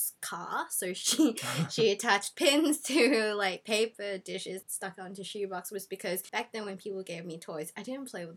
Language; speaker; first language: English; non-native, local second language; Cantonese